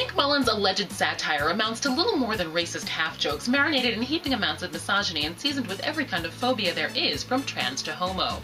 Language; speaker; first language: English; native; English